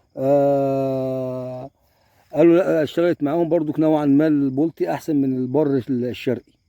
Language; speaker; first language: Egyptian Arabic; native; Egyptian Arabic